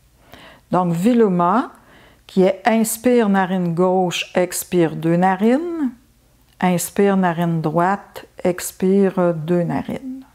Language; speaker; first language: French; native; French